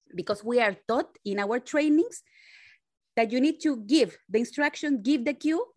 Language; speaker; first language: English; non-native, fluent; Spanish